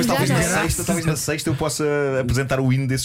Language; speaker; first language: Portuguese; native; Portuguese